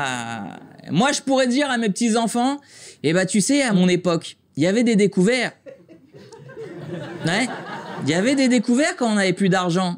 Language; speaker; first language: French; native; French